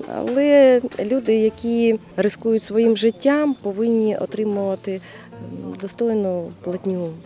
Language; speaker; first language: Ukrainian; non-native, local second language; Russian